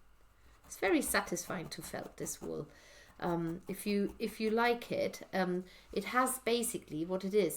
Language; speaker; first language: English; native; English